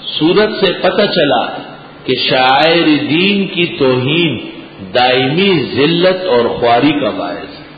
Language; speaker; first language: Urdu; non-native, local second language; Pashto